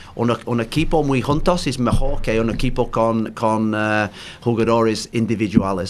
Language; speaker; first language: Spanish; non-native, learner; English